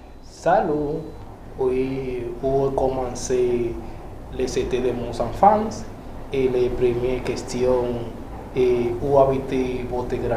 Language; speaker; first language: French; non-native, learner; Spanish